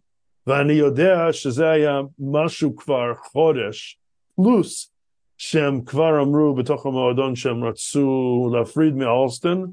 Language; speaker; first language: Hebrew; non-native, fluent; English